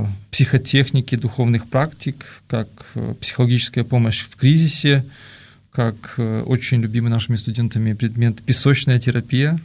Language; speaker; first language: Russian; native; Russian